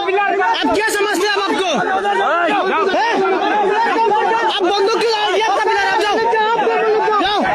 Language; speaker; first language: Hindi; non-native, learner; Bangla